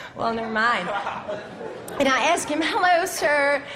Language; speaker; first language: English; non-native, fluent; Czech